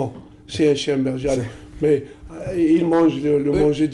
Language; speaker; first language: French; non-native, local second language; Arabic